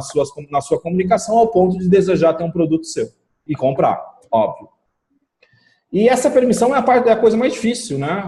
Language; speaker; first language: Portuguese; native; Portuguese